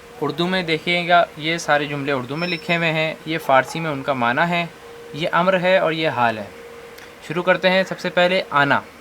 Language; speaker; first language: Urdu; native; Urdu